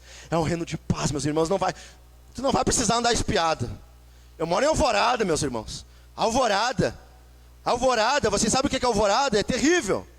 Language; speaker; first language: Portuguese; native; Portuguese